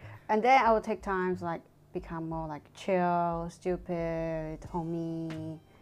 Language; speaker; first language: English; non-native, fluent; Chinese